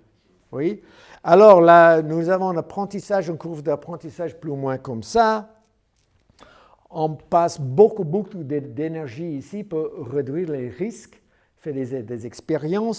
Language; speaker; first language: French; non-native, learner; English